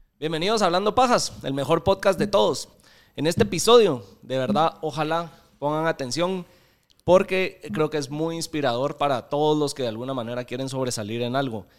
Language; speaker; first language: Spanish; native; Spanish